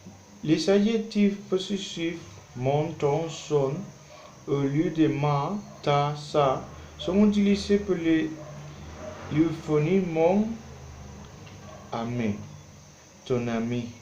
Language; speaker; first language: French; non-native, learner; Spanish